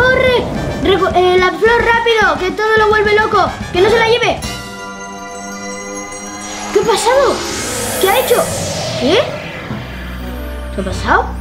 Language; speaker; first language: Spanish; native; Spanish